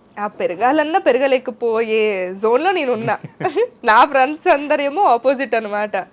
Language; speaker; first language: Telugu; native; Telugu